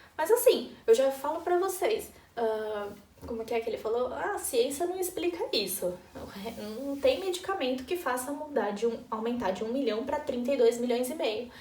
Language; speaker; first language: Portuguese; native; Portuguese